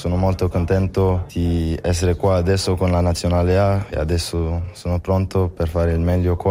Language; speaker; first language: Italian; non-native, local second language; French